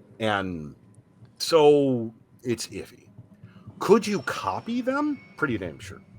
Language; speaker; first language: English; native; English